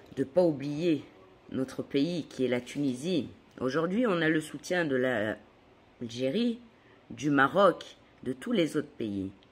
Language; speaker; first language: French; native; French